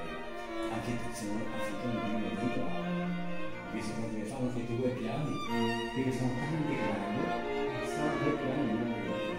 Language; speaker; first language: Italian; non-native, learner; Chinese